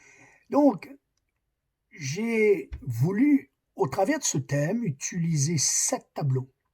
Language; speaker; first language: French; native; French